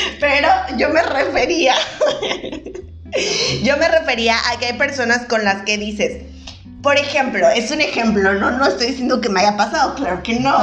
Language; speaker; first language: Spanish; native; Spanish